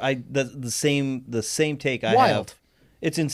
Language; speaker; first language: English; native; English